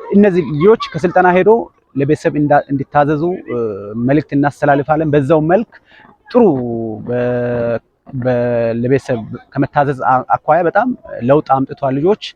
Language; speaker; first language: Amharic; non-native, local second language; Wolaytta